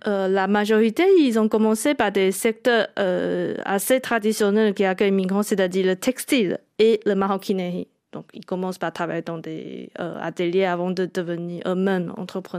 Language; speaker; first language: French; non-native, fluent; Chinese